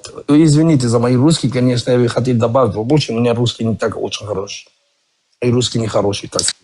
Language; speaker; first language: Russian; non-native, learner; Kurdish